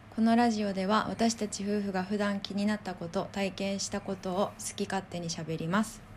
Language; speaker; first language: Japanese; native; Japanese